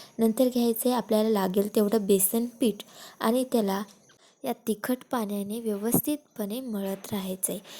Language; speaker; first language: Marathi; non-native, local second language; Lambadi